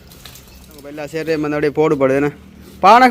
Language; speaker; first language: Tamil; native; Tamil